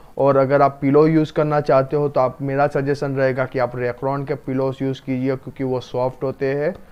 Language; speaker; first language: Hindi; non-native, local second language; Gujarati